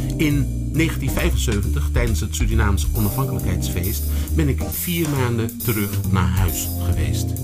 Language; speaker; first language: Dutch; early bilingual, other home language; Sranan Tongo